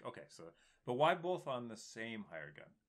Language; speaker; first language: English; native; English